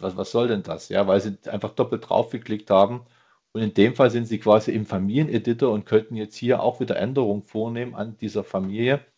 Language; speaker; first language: German; native; German